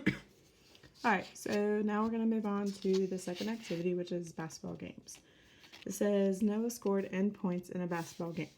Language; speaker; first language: English; native; English